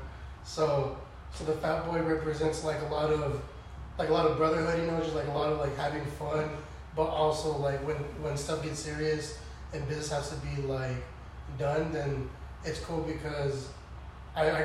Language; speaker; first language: English; native; English